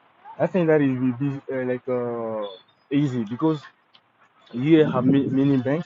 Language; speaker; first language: English; non-native, learner; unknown